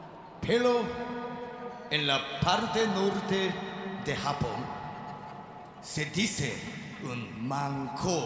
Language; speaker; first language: Spanish; non-native, fluent; Japanese